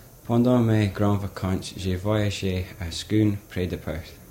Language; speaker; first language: French; non-native, learner; English